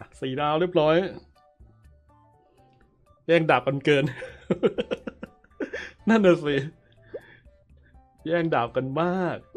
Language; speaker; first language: Thai; native; Thai